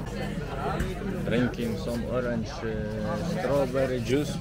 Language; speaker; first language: English; non-native, fluent; Swedish